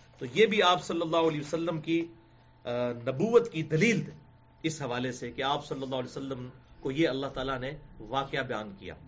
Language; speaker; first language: Urdu; non-native, local second language; Punjabi